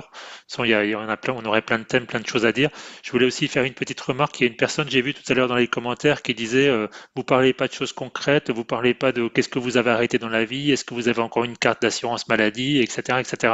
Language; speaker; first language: French; native; French